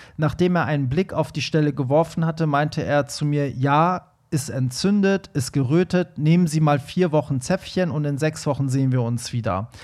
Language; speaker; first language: German; early bilingual, other home language; Persian